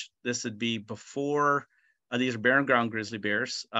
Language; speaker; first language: English; native; English